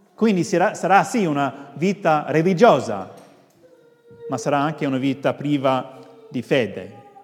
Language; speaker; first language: Italian; non-native, fluent; English